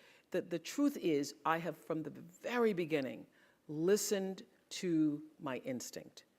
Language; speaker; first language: English; native; English